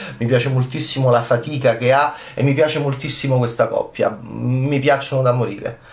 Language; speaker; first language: Italian; native; Italian